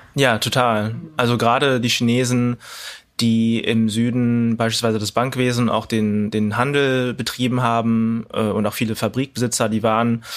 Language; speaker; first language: German; early bilingual, other home language; Cantonese